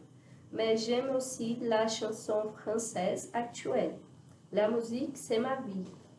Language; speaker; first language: French; non-native, learner; Portuguese